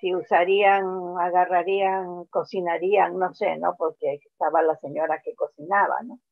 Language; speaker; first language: Spanish; native; Spanish